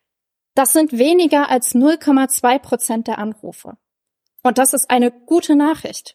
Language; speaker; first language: German; native; German